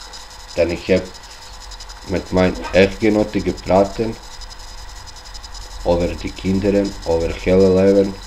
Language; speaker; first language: Dutch; non-native, local second language; Albanian